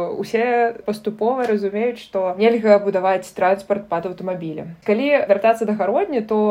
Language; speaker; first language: Belarusian; non-native, local second language; Russian